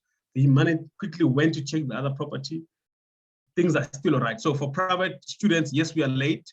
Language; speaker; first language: English; non-native, local second language; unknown